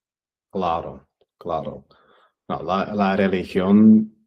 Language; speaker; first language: Spanish; non-native, fluent; English